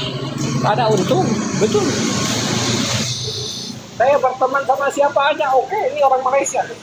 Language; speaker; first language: Indonesian; non-native, learner; Vietnamese